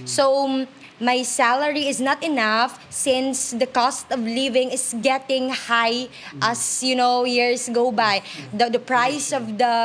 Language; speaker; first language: English; non-native, local second language; Hiligaynon